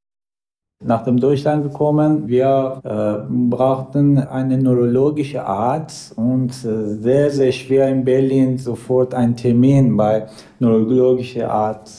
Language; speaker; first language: German; non-native, learner; Persian